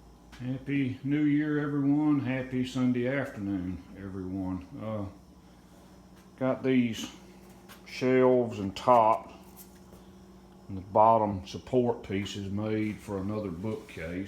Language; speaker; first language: English; native; English